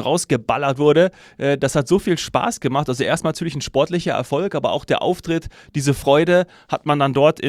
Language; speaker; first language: German; native; German